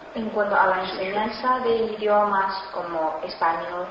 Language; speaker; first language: Spanish; non-native, fluent; Chinese